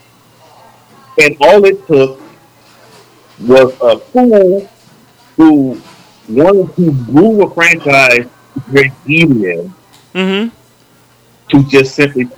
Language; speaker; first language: English; native; English